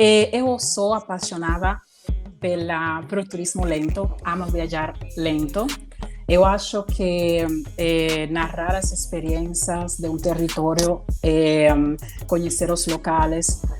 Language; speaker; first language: Portuguese; non-native, fluent; Spanish